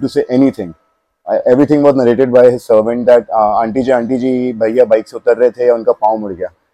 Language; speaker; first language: English; non-native, local second language; Hindi